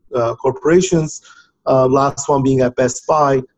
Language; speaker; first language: English; non-native, fluent; Turkish